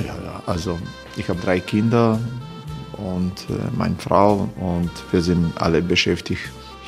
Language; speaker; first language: German; non-native, learner; Croatian